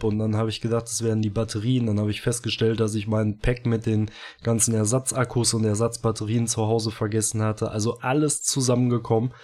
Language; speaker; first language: German; native; German